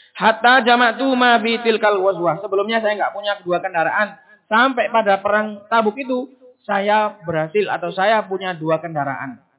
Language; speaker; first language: Indonesian; native; Indonesian